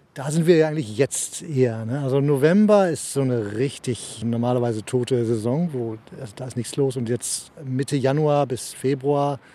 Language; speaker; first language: German; early bilingual, heritage; German